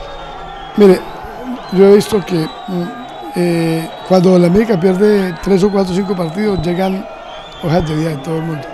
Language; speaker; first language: Spanish; native; Spanish